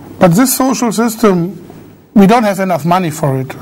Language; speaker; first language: English; non-native, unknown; German